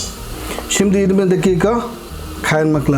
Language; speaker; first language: Turkish; non-native, learner; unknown